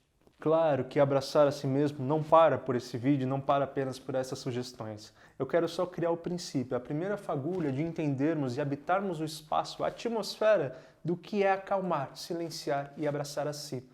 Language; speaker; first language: Portuguese; native; Portuguese